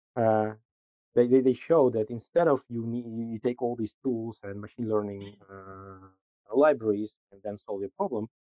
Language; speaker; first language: English; non-native, fluent; Russian